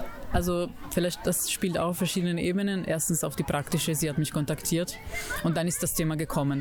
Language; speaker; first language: German; non-native, fluent; Italian